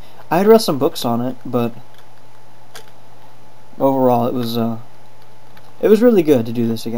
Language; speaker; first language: English; native; English